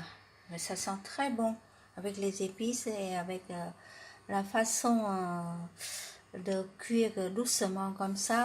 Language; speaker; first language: French; non-native, fluent; Vietnamese